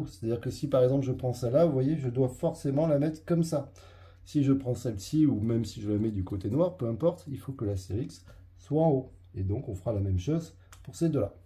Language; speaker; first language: French; native; French